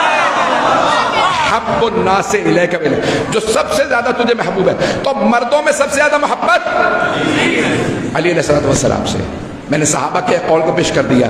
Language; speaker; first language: Urdu; native; Urdu